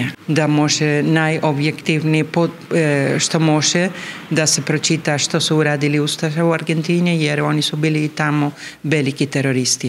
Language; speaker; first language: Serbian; early bilingual, heritage; Spanish